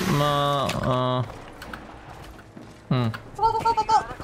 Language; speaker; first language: Japanese; non-native, fluent; Thai